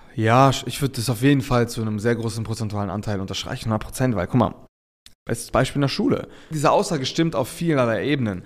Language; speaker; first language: German; early bilingual, other home language; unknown